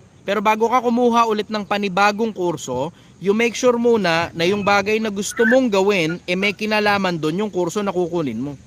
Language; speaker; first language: Filipino; native; Filipino